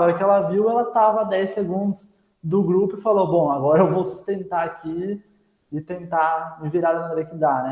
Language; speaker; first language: Portuguese; native; Portuguese